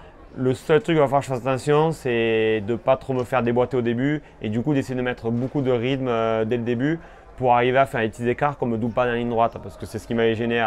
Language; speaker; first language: French; native; French